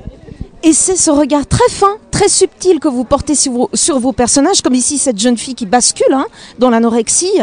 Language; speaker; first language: French; native; French